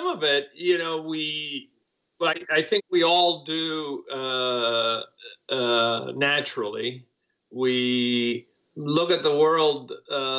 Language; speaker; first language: English; non-native, fluent; Spanish